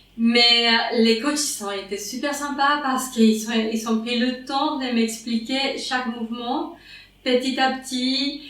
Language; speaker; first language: French; non-native, fluent; Spanish